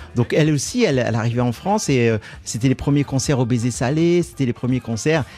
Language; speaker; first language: French; native; French